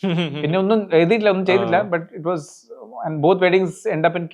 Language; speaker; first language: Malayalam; early bilingual, heritage; Malayalam